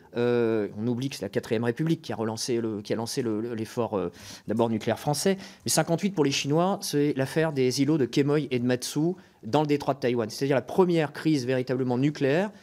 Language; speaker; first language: French; native; French